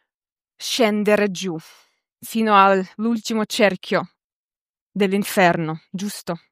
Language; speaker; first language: Italian; non-native, fluent; Ukrainian